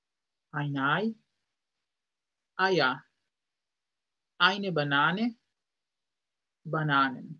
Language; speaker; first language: German; non-native, fluent; Spanish